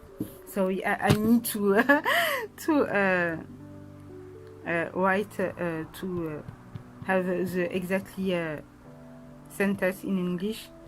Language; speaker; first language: English; non-native, learner; French